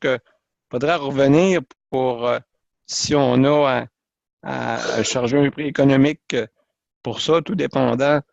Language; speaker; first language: French; native; French